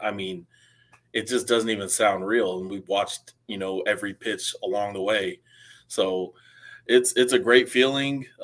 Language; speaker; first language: English; native; English